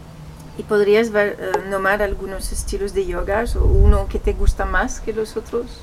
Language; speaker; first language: Spanish; non-native, fluent; French